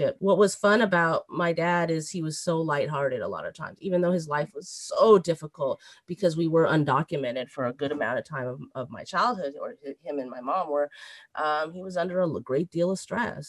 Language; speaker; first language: English; native; English